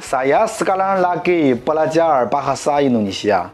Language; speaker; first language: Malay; non-native, learner; Chinese